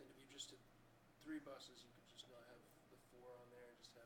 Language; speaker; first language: English; native; English